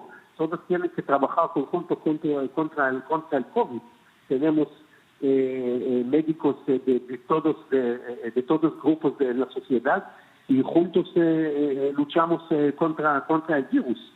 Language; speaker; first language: Spanish; non-native, fluent; Hebrew